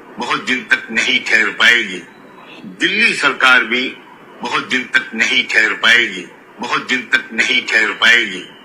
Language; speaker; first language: Urdu; native; Urdu